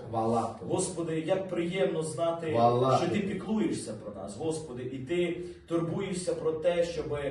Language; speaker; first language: Ukrainian; native; Ukrainian